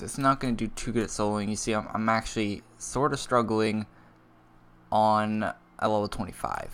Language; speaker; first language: English; native; English